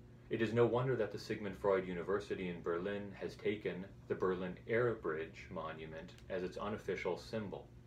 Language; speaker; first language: English; native; English